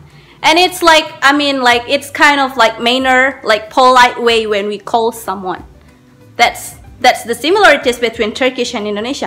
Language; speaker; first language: English; non-native, learner; Indonesian